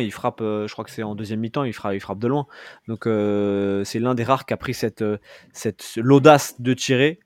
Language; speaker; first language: French; native; French